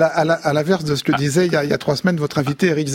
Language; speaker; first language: French; native; French